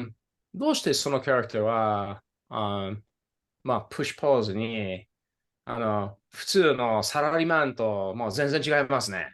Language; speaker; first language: Japanese; non-native, fluent; English